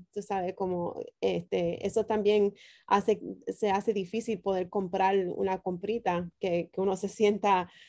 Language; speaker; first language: Spanish; early bilingual, heritage; Spanish